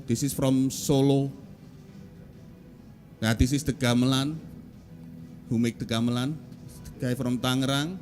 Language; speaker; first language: English; non-native, learner; Indonesian